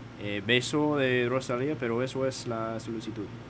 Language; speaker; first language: Spanish; non-native, learner; English